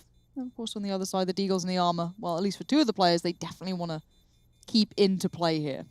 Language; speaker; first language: English; native; English